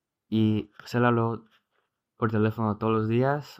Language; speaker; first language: Spanish; early bilingual, heritage; Spanish